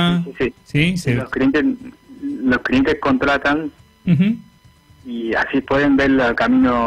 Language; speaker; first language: Spanish; non-native, fluent; Japanese